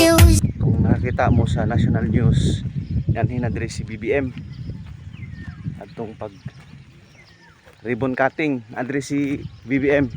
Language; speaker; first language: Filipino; non-native, local second language; Cebuano